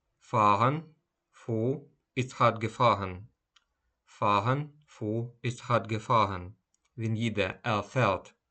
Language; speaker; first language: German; non-native, fluent; Ukrainian